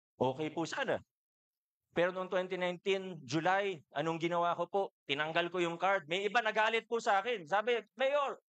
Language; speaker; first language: Filipino; native; Filipino